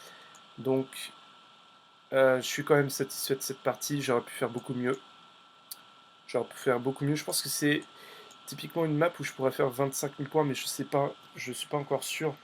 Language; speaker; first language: French; native; French